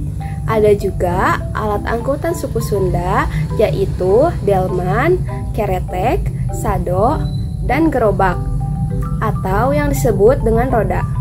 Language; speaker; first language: Indonesian; native; Indonesian